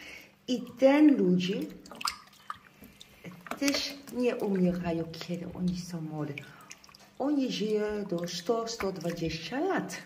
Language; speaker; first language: Polish; non-native, learner; Dutch